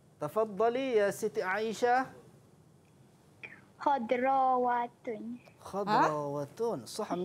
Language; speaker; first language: Arabic; non-native, fluent; Malay